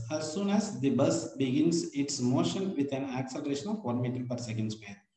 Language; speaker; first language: English; non-native, local second language; Tamil